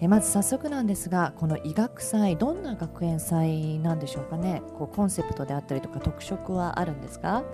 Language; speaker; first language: Japanese; native; Japanese